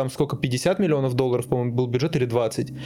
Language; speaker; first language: Russian; native; Russian